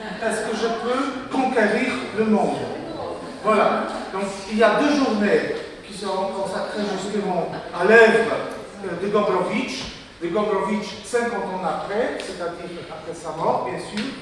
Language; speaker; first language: French; non-native, fluent; Polish